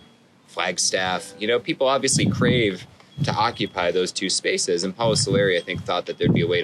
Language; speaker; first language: English; native; English